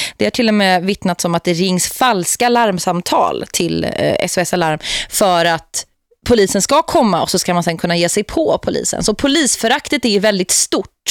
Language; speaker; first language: Swedish; native; Swedish